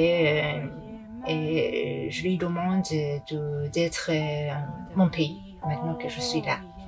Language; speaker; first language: French; non-native, fluent; Persian